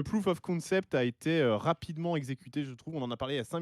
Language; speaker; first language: French; native; French